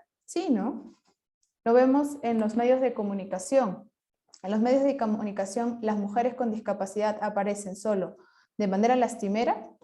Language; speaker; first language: Spanish; native; Spanish